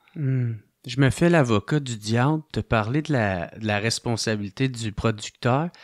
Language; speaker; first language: French; native; French